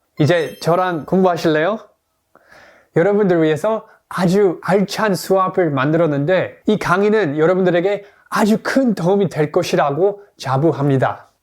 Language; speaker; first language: Korean; non-native, fluent; English